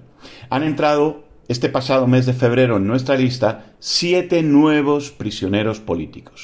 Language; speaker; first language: Spanish; native; Spanish